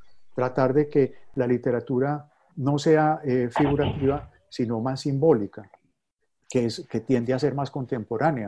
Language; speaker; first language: Spanish; native; Spanish